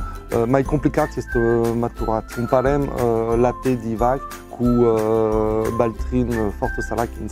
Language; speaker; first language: Romanian; non-native, learner; French